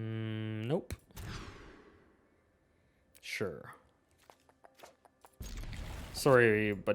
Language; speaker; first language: English; native; English